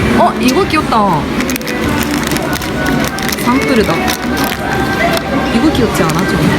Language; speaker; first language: Korean; non-native, fluent; Japanese